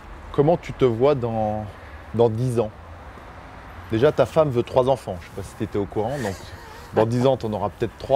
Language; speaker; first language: French; native; French